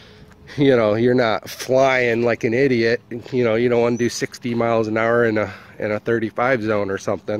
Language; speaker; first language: English; native; English